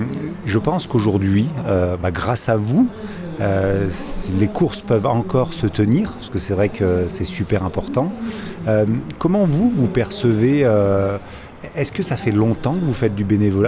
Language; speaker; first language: French; native; French